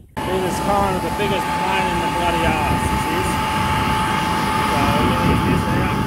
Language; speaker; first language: English; native; English